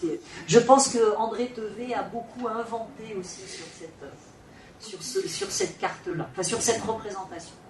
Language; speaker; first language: French; native; French